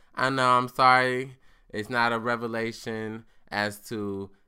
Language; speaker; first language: English; native; English